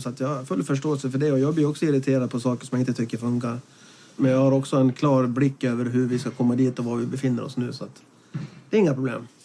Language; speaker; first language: Swedish; native; Swedish